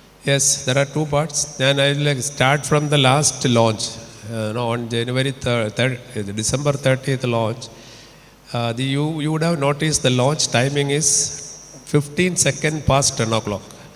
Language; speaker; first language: English; non-native, local second language; Malayalam